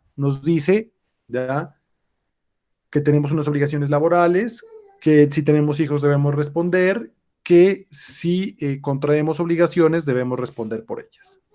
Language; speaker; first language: Spanish; native; Spanish